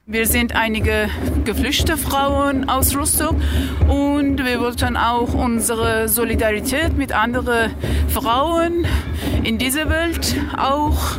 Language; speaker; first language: German; non-native, learner; Persian